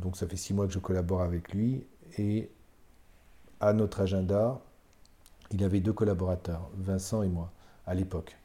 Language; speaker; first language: French; native; French